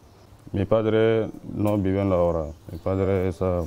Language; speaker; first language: Spanish; non-native, learner; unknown